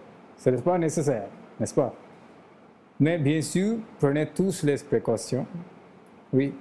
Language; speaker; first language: French; non-native, learner; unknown